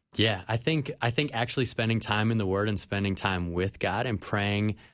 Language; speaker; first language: English; native; English